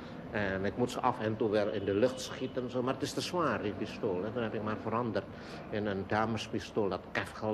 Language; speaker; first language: Dutch; non-native, local second language; Indonesian